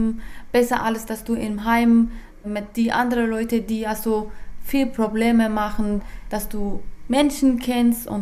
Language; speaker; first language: German; non-native, fluent; Persian